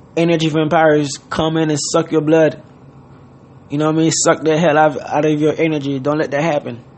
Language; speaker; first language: English; non-native, fluent; Haitian Creole